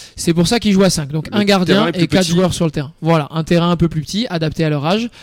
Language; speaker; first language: French; native; French